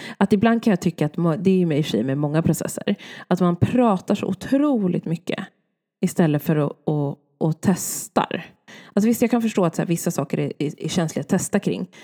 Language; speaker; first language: Swedish; native; Swedish